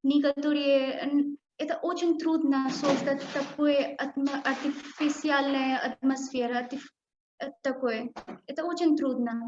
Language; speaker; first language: Russian; non-native, learner; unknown